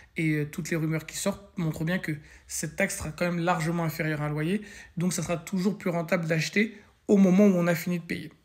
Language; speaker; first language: French; native; French